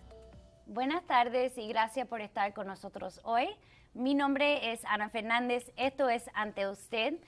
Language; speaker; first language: Spanish; early bilingual, heritage; Spanish